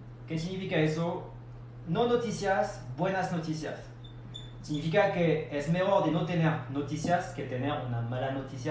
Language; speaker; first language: Spanish; non-native, fluent; French